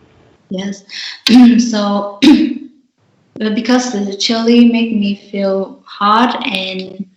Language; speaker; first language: English; non-native, learner; Vietnamese